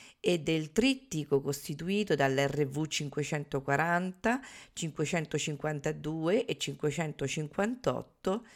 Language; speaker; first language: Italian; native; Italian